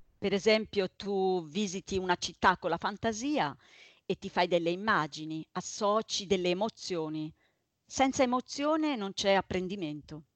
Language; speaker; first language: Italian; native; Italian